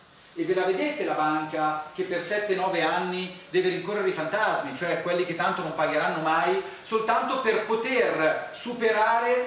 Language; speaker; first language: Italian; native; Italian